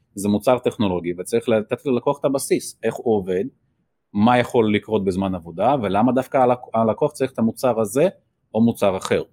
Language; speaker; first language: Hebrew; early bilingual, other home language; Russian